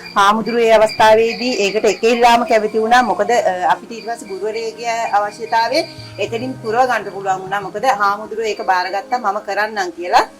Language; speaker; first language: Sinhala; non-native, local second language; Tamil